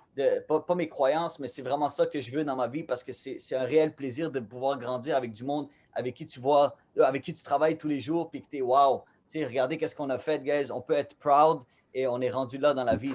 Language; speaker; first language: French; native; French